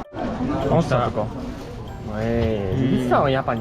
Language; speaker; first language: Finnish; non-native, learner; Japanese